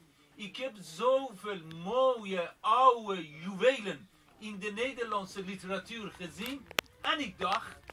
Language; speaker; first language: Dutch; non-native, fluent; Persian